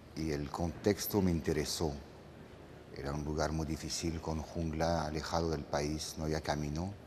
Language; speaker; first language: Spanish; non-native, fluent; French